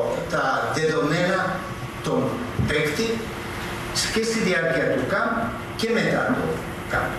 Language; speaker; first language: Greek; non-native, fluent; Serbian